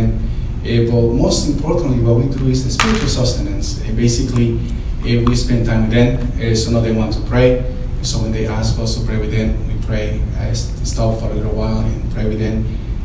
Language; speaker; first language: English; non-native, fluent; Spanish